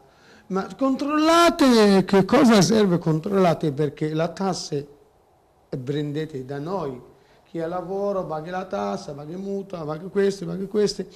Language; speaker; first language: Italian; non-native, learner; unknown